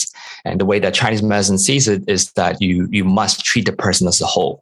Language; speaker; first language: English; non-native, local second language; Cantonese